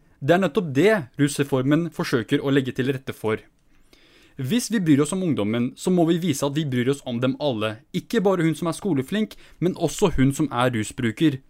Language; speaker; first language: Norwegian; early bilingual, other home language; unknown